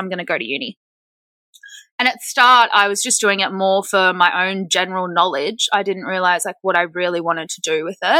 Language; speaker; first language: English; native; English